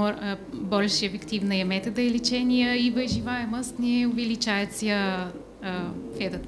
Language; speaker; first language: Russian; non-native, learner; Bulgarian